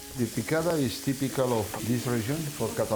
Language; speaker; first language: English; non-native, learner; Catalan